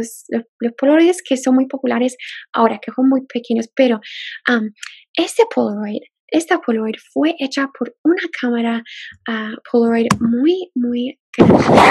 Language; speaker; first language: Spanish; non-native, fluent; English